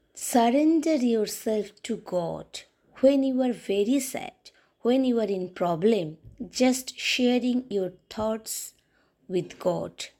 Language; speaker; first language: English; non-native, local second language; Bangla